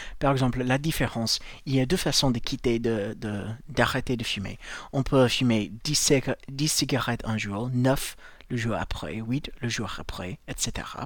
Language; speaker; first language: French; non-native, fluent; English